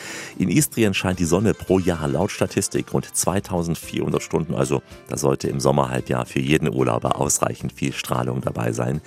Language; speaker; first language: German; native; German